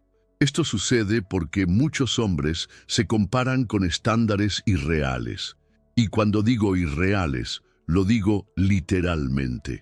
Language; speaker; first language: Spanish; native; Spanish